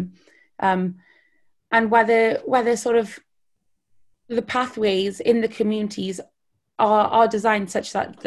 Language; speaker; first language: English; native; English